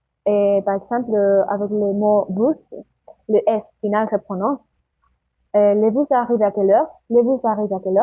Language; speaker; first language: French; non-native, learner; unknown